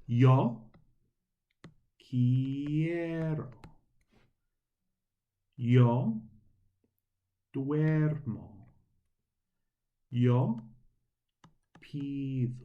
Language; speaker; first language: Spanish; non-native, fluent; English